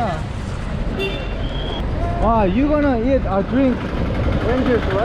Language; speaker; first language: English; non-native, learner; Korean